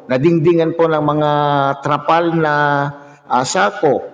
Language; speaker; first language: Filipino; native; Filipino